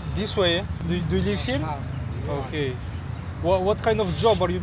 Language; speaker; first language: English; non-native, learner; French